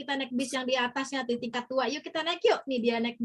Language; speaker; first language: Indonesian; native; Indonesian